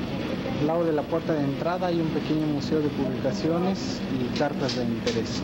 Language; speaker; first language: Spanish; native; Spanish